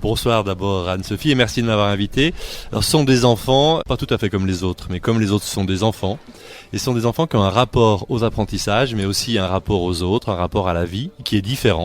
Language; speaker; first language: French; native; French